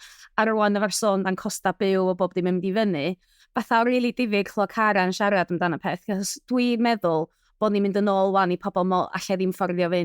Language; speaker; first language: Welsh; native; Welsh